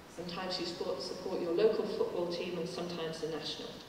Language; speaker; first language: English; native; English